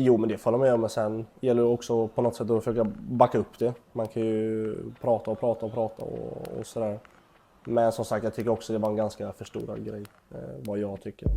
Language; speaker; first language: Swedish; native; Swedish